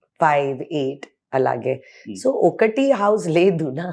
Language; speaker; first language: Telugu; non-native, local second language; Hindi